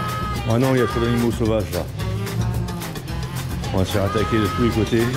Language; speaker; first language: French; native; French